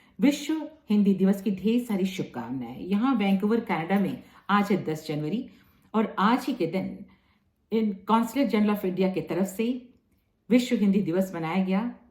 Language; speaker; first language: Hindi; native; Hindi